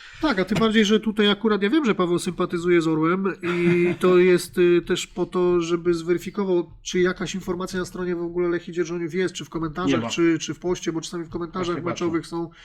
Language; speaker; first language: Polish; native; Polish